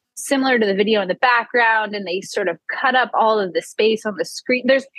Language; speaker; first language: English; native; English